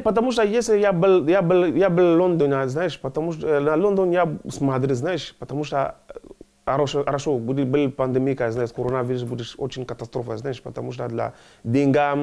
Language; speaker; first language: Russian; non-native, learner; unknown